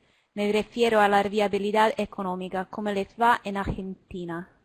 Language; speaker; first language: Spanish; non-native, learner; Italian